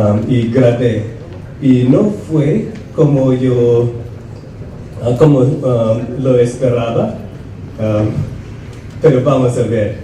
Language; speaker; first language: Spanish; non-native, fluent; English